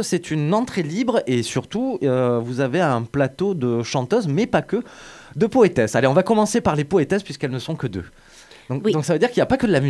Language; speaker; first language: French; native; French